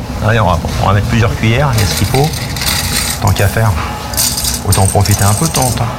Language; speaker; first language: French; native; French